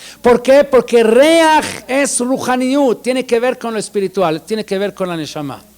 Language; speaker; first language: Spanish; non-native, fluent; Hebrew